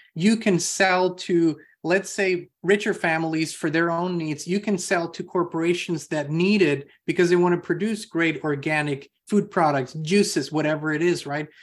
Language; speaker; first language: English; non-native, fluent; German